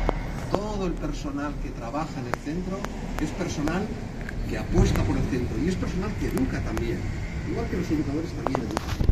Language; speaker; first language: Spanish; native; Spanish